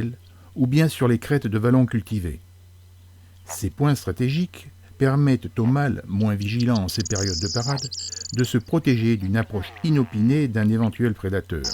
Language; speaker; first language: French; native; French